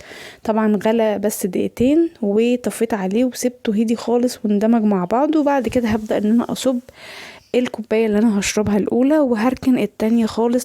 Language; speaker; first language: Arabic; native; Arabic